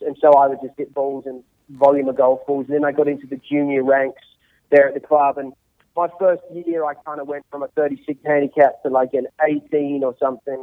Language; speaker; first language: English; native; English